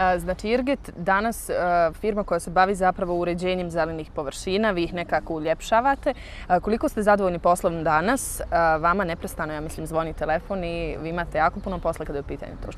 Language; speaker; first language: Serbian; native; Serbian